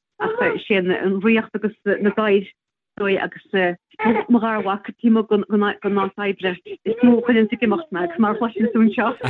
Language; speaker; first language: Irish; native; Irish